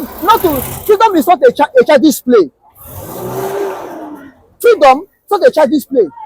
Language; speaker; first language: English; non-native, local second language; Igbo